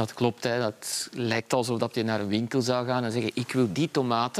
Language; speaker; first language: Dutch; native; Dutch